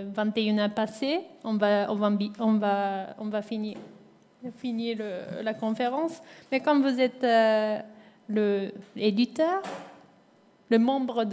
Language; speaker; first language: French; non-native, fluent; Japanese